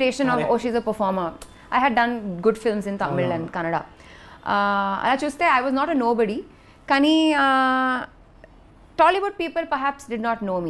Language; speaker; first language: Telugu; non-native, fluent; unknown